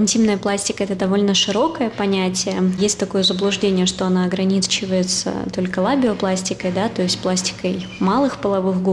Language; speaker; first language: Russian; native; Russian